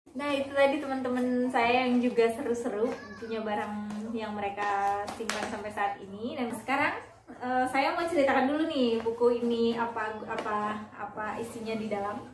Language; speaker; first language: Indonesian; native; Indonesian